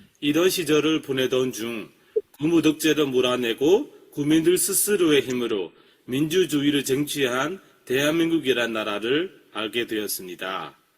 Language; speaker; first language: Korean; non-native, fluent; Burmese